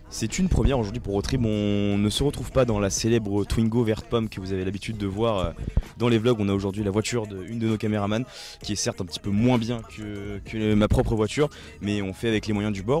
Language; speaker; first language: French; native; French